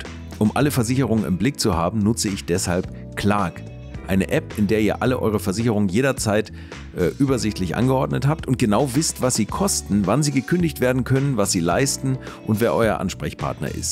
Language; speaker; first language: German; native; German